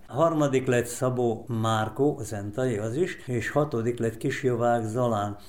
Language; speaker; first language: Hungarian; native; Hungarian